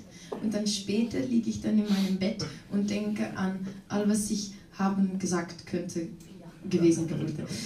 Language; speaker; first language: German; non-native, learner; Dutch